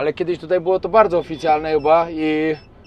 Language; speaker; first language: Polish; native; Polish